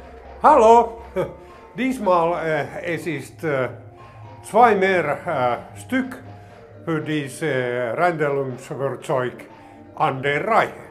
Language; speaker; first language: German; non-native, learner; Finnish